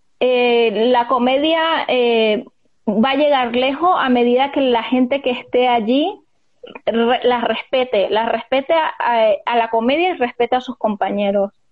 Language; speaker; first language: Spanish; native; Spanish